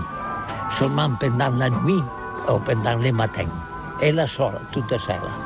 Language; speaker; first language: French; non-native, learner; Catalan